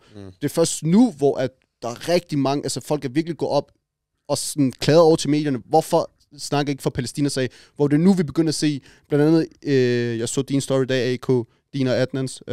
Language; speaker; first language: Danish; native; Danish